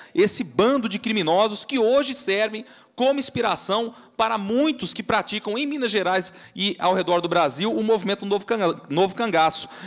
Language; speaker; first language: Portuguese; native; Portuguese